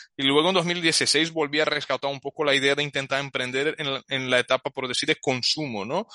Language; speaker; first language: Spanish; non-native, fluent; Portuguese